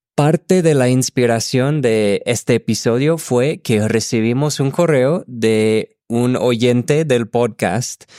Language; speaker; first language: Spanish; non-native, fluent; English